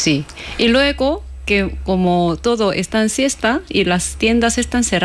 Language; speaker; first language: Spanish; non-native, learner; Korean